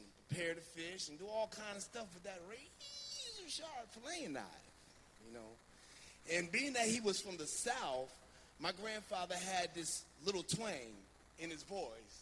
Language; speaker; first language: English; native; English